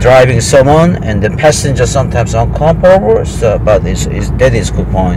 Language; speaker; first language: English; non-native, learner; Korean